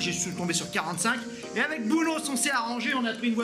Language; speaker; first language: French; native; French